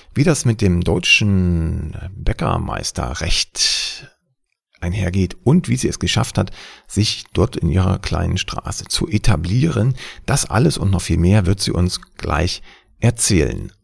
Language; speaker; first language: German; native; German